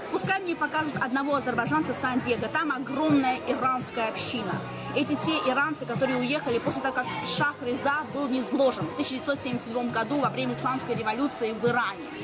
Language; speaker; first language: Russian; native; Russian